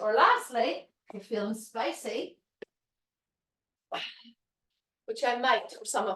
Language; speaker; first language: English; native; English